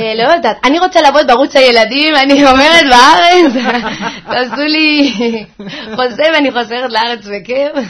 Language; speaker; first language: Hebrew; non-native, fluent; Spanish